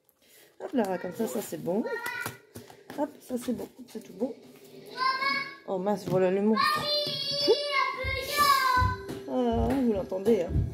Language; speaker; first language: French; native; French